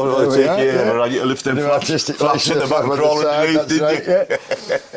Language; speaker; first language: English; native; English